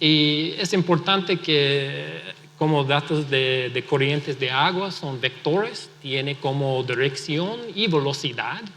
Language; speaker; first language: Spanish; non-native, fluent; English